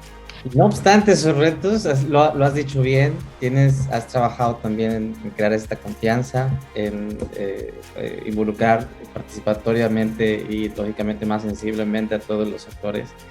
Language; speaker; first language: Spanish; native; Spanish